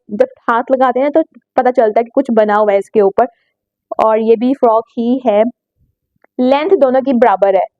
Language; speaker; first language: Urdu; native; Urdu